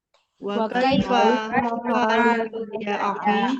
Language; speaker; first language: Arabic; non-native, learner; Indonesian